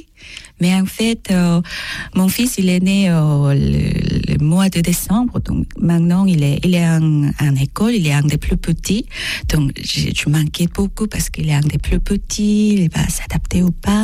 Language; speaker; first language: French; non-native, learner; Korean